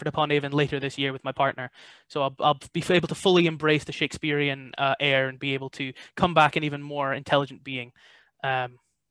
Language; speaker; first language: English; native; English